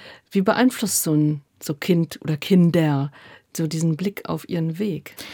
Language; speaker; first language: German; native; German